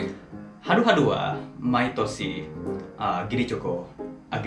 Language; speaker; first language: Japanese; non-native, fluent; Indonesian